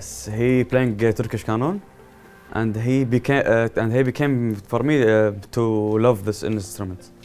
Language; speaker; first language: English; non-native, learner; Arabic